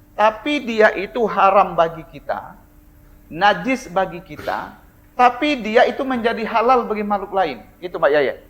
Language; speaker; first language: Indonesian; non-native, local second language; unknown